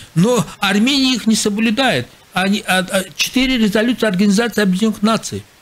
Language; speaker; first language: Russian; non-native, local second language; Azerbaijani